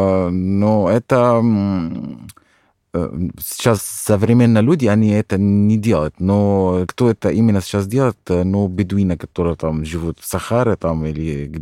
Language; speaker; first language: Russian; non-native, fluent; Arabic